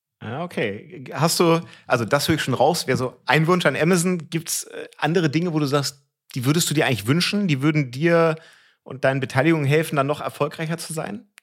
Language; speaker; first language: German; native; German